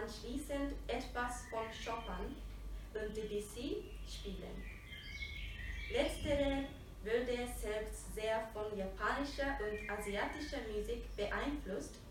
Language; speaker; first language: German; non-native, fluent; Japanese